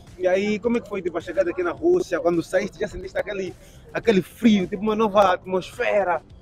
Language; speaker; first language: Portuguese; native; Portuguese